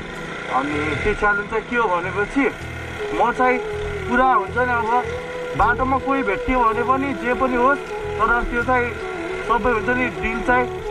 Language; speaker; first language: Hindi; non-native, learner; Nepali